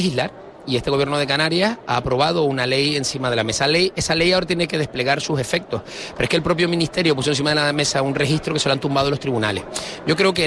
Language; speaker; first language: Spanish; native; Spanish